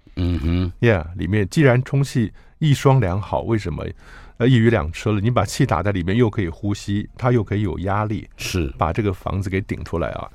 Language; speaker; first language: Chinese; native; Chinese